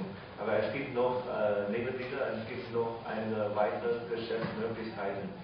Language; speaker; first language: German; non-native, fluent; Chinese